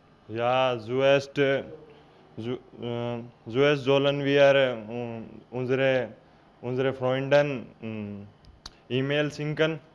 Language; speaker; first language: German; non-native, learner; Hindi